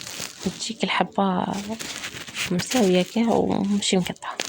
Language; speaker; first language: Arabic; native; Arabic